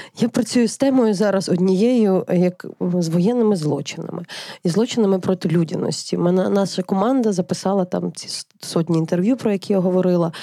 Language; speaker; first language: Ukrainian; native; Ukrainian